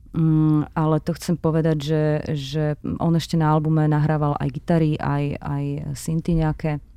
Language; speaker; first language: Slovak; native; Slovak